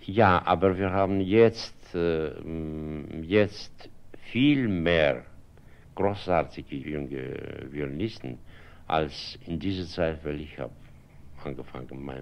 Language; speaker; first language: German; non-native, fluent; Russian